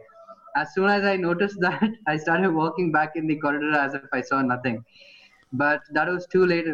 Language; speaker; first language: English; non-native, fluent; Hindi